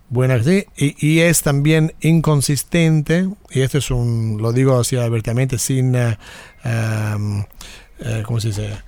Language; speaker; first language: Spanish; native; Spanish